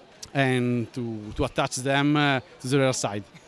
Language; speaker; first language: English; non-native, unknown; Italian